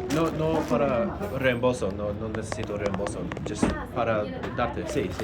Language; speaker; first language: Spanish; non-native, learner; English